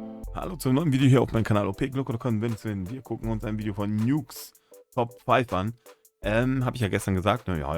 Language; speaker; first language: German; native; German